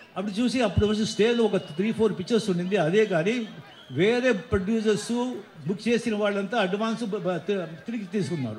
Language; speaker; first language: Telugu; non-native, local second language; Marathi